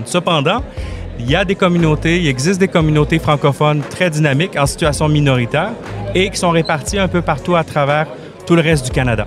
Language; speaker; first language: French; native; French